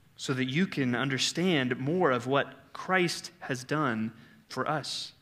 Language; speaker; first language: English; native; English